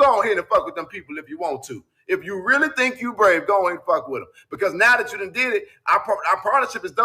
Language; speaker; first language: English; native; English